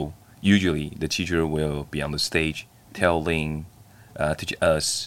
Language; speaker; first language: English; non-native, learner; Chinese